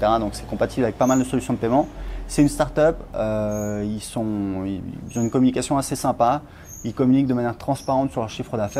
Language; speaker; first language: French; native; French